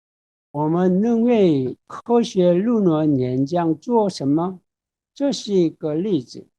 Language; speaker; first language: Chinese; non-native, fluent; Korean